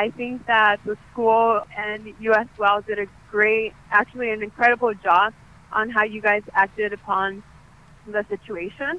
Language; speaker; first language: English; native; English